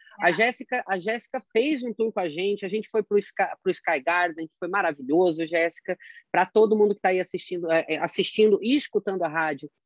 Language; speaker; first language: Portuguese; native; Portuguese